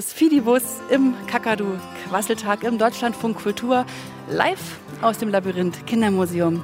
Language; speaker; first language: German; native; German